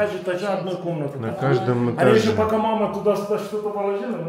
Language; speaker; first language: Russian; non-native, learner; Turkish